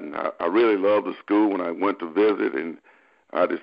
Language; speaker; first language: English; native; English